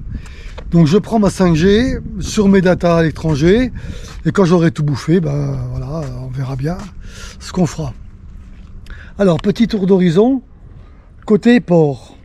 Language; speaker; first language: French; native; French